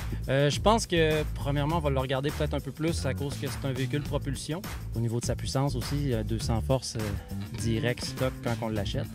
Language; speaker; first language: French; native; French